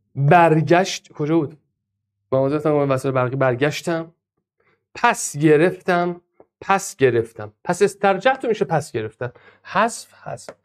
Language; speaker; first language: Persian; non-native, local second language; Azerbaijani